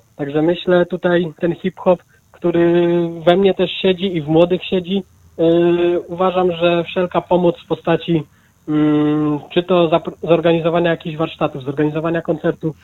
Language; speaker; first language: Polish; native; Polish